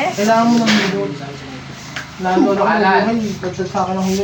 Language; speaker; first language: Filipino; native; Filipino